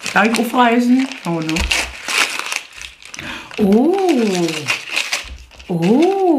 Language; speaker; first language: German; native; German